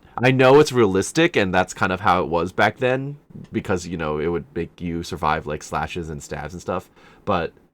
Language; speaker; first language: English; native; English